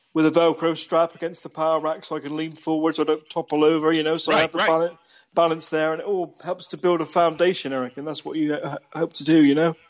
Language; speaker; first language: English; native; English